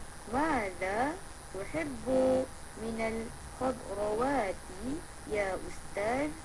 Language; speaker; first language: Arabic; non-native, learner; Malay